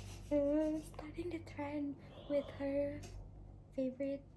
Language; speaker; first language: English; non-native, local second language; Indonesian